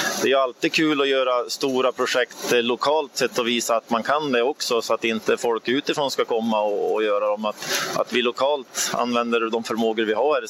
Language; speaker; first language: Swedish; native; Swedish